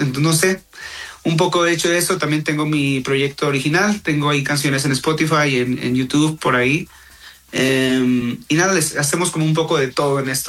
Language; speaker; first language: Spanish; native; Spanish